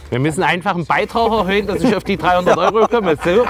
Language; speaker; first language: German; native; German